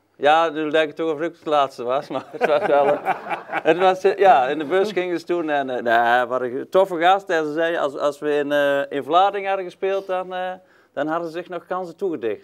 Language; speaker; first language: Dutch; native; Dutch